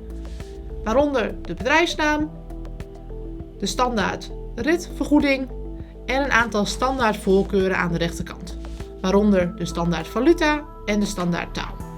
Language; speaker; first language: Dutch; native; Dutch